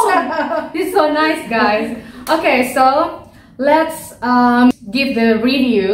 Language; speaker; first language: English; non-native, learner; Indonesian